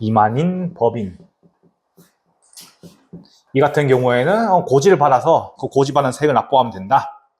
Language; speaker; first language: Korean; native; Korean